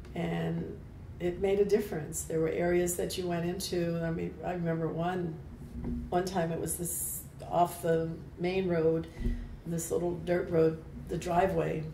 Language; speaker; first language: English; native; English